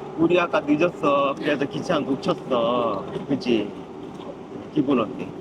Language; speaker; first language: Korean; native; Korean